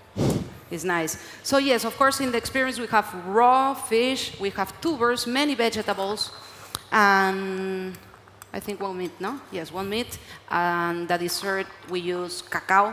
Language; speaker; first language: English; non-native, learner; Spanish